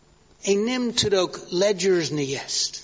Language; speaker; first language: Hungarian; non-native, learner; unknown